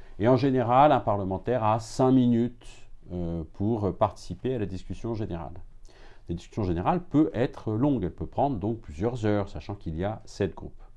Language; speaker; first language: French; native; French